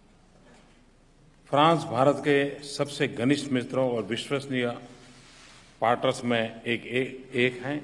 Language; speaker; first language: Hindi; non-native, local second language; Gujarati